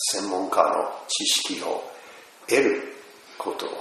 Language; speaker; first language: Japanese; non-native, fluent; English